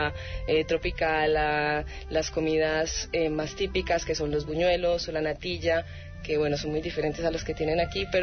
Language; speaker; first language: Spanish; native; Spanish